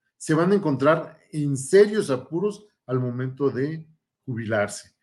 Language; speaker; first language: Spanish; native; Spanish